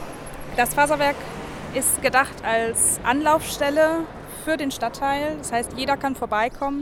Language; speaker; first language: German; native; German